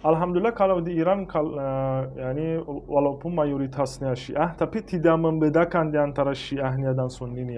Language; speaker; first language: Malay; non-native, fluent; Persian